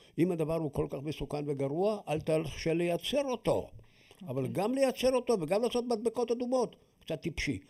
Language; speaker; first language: Hebrew; native; Hebrew